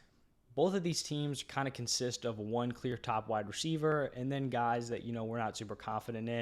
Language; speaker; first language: English; native; English